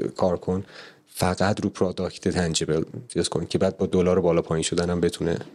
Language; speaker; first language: Persian; native; Persian